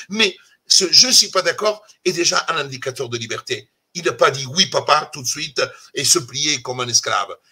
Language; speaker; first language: French; non-native, fluent; Italian